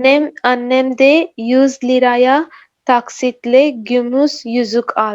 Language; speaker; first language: Turkish; non-native, learner; Urdu